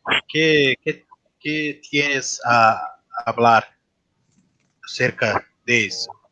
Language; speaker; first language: Spanish; non-native, learner; Portuguese